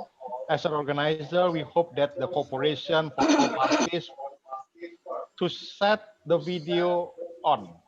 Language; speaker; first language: English; non-native, fluent; Indonesian